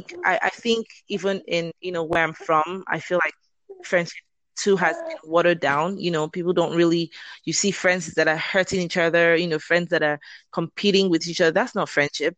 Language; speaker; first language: English; non-native, local second language; Yoruba